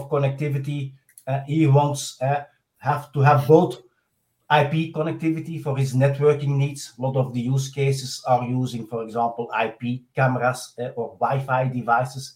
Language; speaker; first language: English; non-native, fluent; Dutch